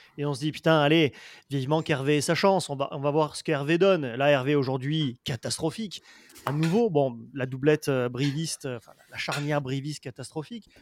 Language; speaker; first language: French; native; French